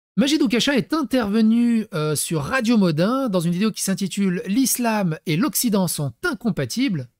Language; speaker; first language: French; early bilingual, other home language; Serbian